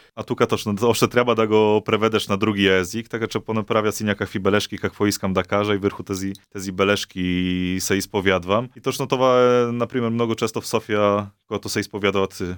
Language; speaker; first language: Bulgarian; non-native, fluent; Polish